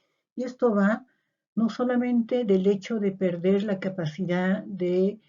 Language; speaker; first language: Spanish; native; Spanish